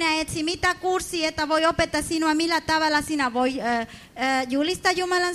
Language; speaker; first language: Finnish; non-native, fluent; Spanish